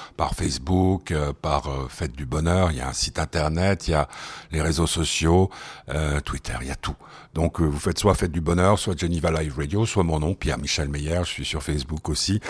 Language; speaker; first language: French; non-native, fluent; Spanish